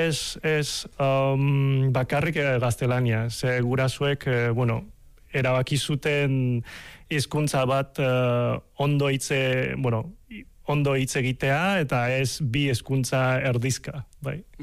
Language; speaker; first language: Basque; non-native, local second language; Spanish